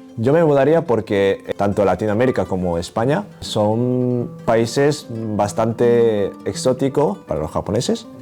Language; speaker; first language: Spanish; non-native, fluent; Japanese